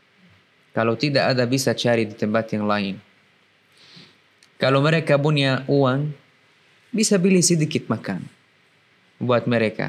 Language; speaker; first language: Indonesian; non-native, fluent; Arabic